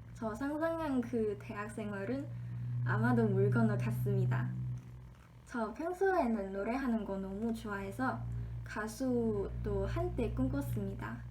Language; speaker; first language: Korean; non-native, learner; Chinese